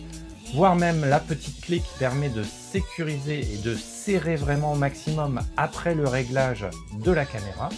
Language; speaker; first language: French; native; French